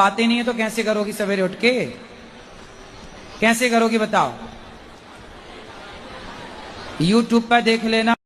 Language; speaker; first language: Hindi; native; Hindi